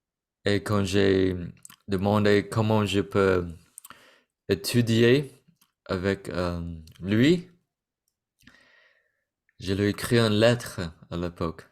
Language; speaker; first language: French; non-native, fluent; Vietnamese